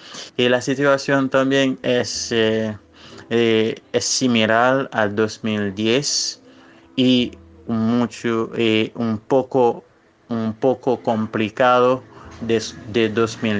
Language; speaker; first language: Spanish; non-native, fluent; Haitian Creole